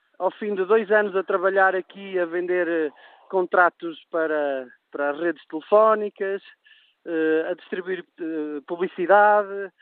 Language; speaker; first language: Portuguese; native; Portuguese